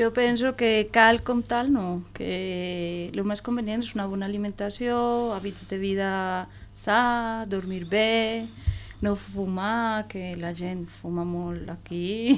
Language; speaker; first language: Catalan; non-native, learner; Spanish